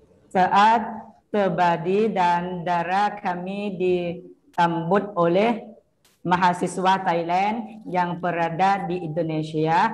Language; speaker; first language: Indonesian; non-native, learner; Thai